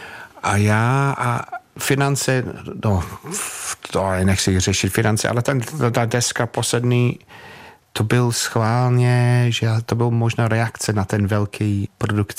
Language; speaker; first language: Czech; non-native, fluent; English